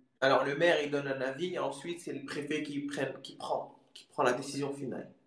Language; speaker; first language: French; native; French